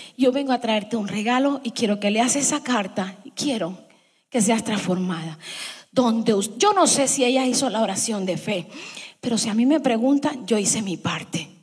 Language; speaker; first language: Spanish; early bilingual, heritage; Spanish